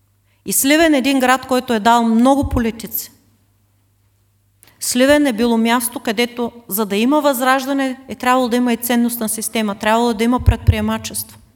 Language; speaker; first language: Bulgarian; native; Bulgarian